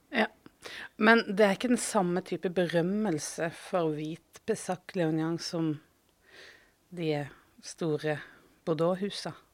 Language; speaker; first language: Norwegian; native; Norwegian